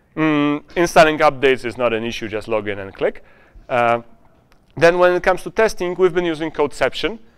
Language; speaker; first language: English; non-native, fluent; Polish